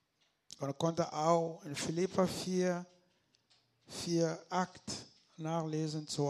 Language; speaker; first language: German; non-native, learner; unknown